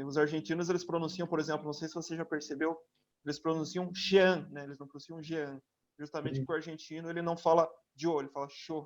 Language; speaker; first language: Portuguese; non-native, fluent; Spanish